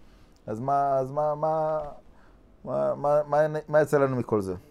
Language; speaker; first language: Hebrew; non-native, fluent; English